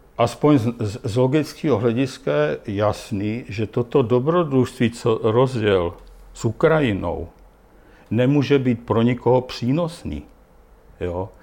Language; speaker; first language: Czech; native; Czech